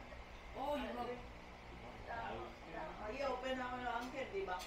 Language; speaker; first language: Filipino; non-native, local second language; Hiligaynon